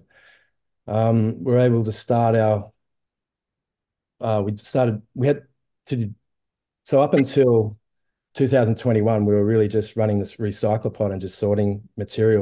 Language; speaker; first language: English; native; English